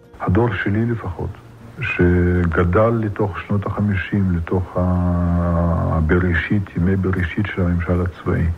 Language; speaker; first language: Hebrew; non-native, local second language; Arabic